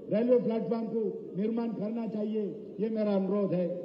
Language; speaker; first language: Hindi; non-native, local second language; Telugu